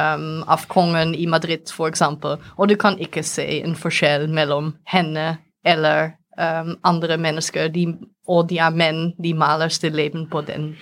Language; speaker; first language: Norwegian; non-native, fluent; Dutch